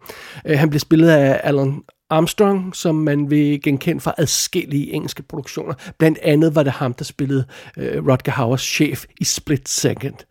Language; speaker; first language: Danish; native; Danish